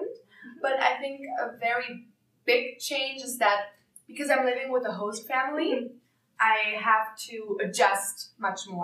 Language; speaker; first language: English; non-native, fluent; German